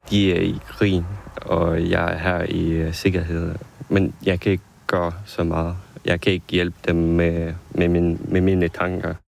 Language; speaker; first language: Danish; non-native, fluent; Ukrainian